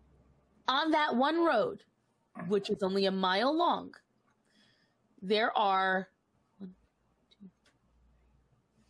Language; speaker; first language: English; native; English